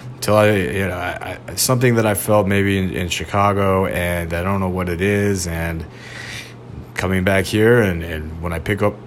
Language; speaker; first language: English; native; English